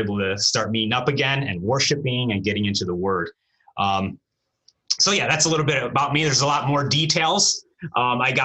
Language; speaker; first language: English; early bilingual, other home language; Romanian